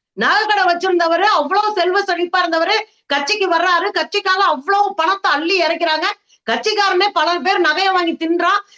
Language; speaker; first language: Tamil; native; Tamil